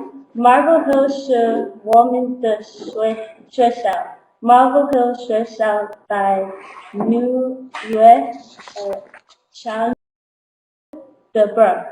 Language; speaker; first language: Chinese; non-native, learner; English